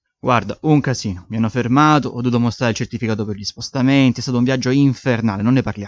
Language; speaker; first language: Italian; native; Italian